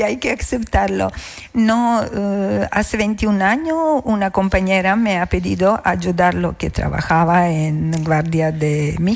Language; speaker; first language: Spanish; non-native, learner; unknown